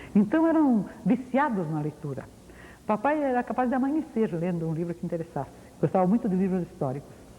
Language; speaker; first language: Portuguese; early bilingual, other home language; Ukrainian